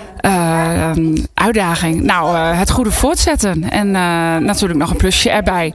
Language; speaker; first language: Dutch; native; Dutch